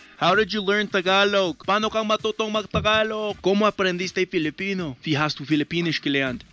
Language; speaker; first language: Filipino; non-native, fluent; English